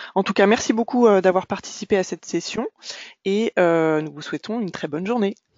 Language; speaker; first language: French; native; French